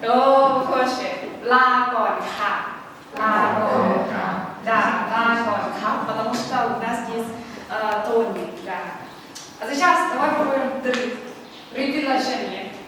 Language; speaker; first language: Russian; non-native, learner; Thai